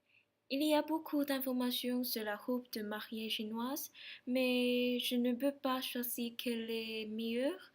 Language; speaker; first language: French; non-native, learner; Chinese